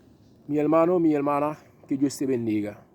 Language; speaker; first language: Spanish; non-native, learner; Haitian Creole